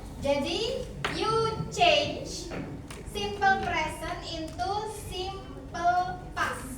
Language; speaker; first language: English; non-native, learner; Indonesian